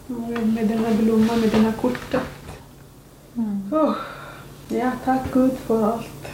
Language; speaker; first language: Swedish; non-native, learner; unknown